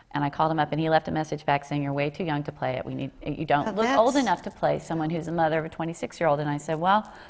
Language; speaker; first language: English; native; English